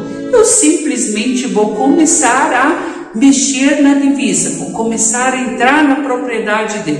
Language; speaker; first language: Portuguese; native; Portuguese